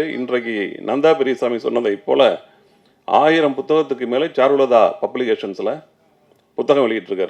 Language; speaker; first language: Tamil; native; Tamil